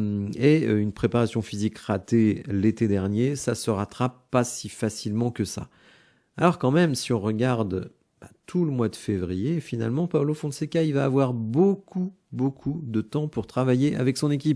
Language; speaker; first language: French; native; French